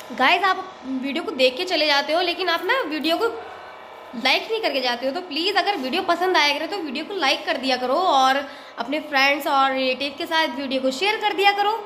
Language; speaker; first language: Hindi; native; Hindi